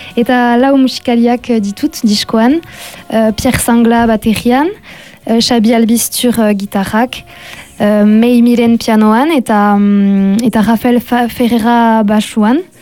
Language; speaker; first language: Basque; non-native, local second language; French